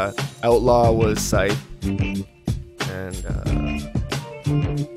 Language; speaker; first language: English; native; English